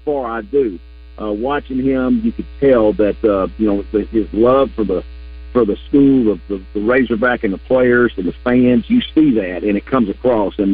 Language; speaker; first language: English; native; English